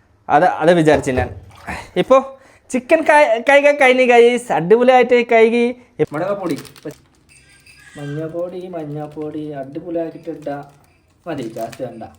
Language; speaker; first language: Malayalam; early bilingual, heritage; Malayalam